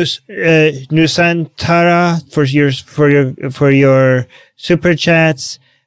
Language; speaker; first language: English; non-native, fluent; Persian